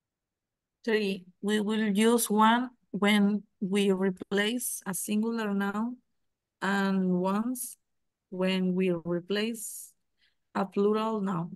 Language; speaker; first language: English; non-native, learner; Spanish